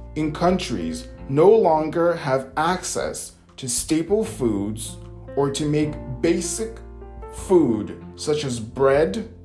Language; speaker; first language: English; native; English